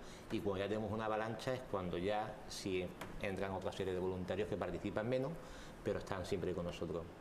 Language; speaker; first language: Spanish; native; Spanish